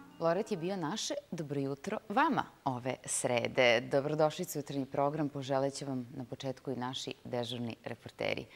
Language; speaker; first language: Serbian; native; Serbian